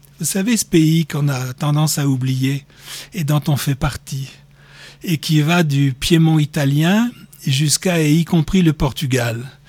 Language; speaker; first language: French; native; French